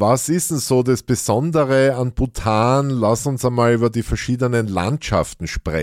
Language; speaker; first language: German; native; German